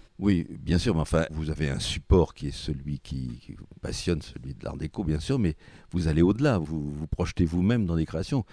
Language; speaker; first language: French; native; French